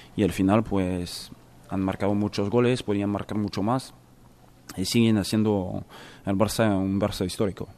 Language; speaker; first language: Spanish; non-native, fluent; French